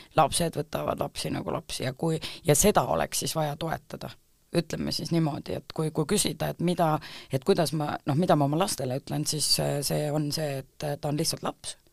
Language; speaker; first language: Estonian; native; Estonian